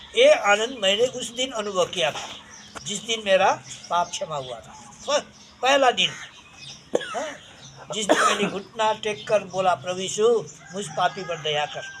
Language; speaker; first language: Hindi; non-native, local second language; Nepali